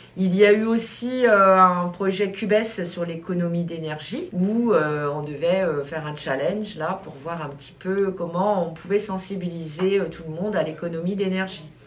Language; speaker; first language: French; native; French